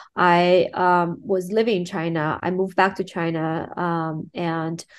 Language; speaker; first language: English; non-native, fluent; Chinese